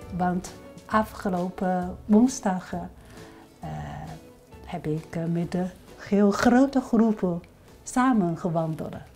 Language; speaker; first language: Dutch; non-native, learner; Chinese